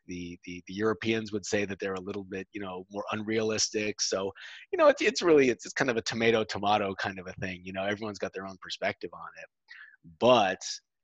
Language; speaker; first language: English; native; English